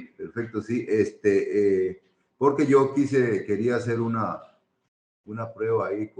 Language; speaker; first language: Spanish; native; Spanish